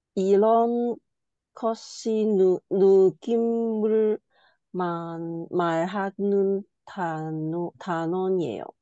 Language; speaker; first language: Korean; non-native, learner; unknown